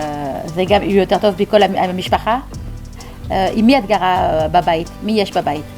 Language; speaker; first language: Hebrew; non-native, learner; French